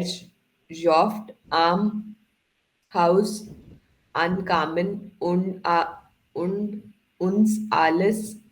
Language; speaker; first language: German; non-native, learner; Hindi